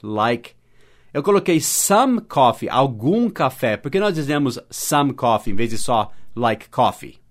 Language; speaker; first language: Portuguese; non-native, fluent; English